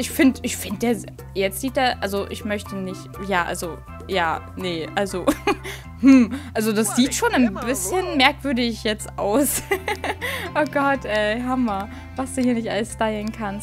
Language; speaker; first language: German; native; German